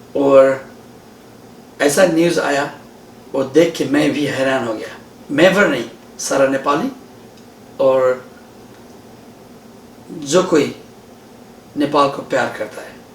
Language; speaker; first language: Hindi; non-native, learner; Nepali